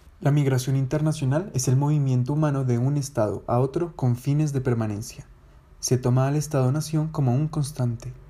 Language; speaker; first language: Spanish; native; Spanish